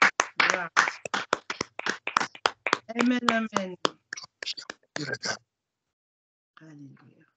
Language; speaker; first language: French; native; French